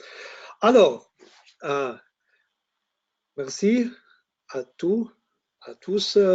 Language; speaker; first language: French; non-native, learner; German